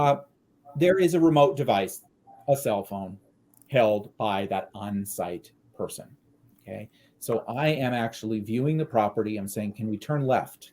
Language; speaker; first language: English; native; English